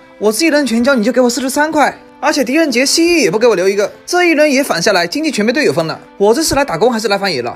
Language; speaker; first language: Chinese; native; Chinese